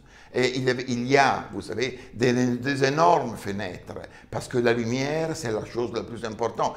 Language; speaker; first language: French; non-native, fluent; Italian